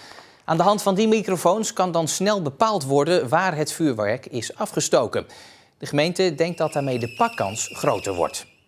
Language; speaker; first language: Dutch; native; Dutch